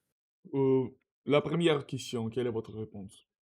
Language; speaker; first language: French; non-native, learner; Russian